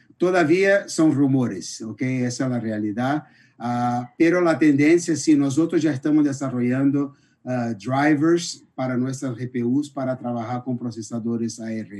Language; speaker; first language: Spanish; non-native, fluent; Portuguese